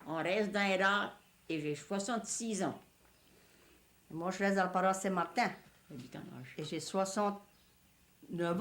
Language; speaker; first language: French; native; French